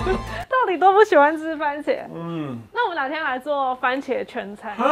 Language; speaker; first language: Chinese; native; Chinese